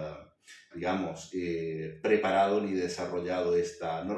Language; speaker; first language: Spanish; native; Spanish